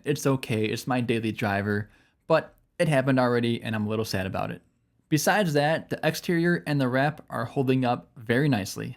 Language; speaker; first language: English; native; English